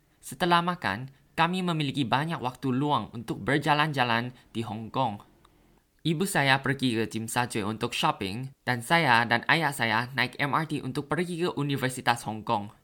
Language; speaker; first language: Indonesian; non-native, learner; Thai